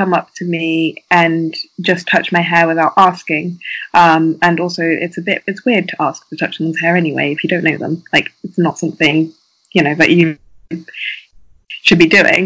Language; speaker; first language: English; native; English